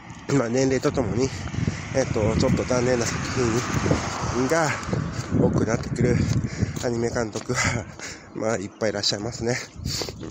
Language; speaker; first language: Japanese; native; Japanese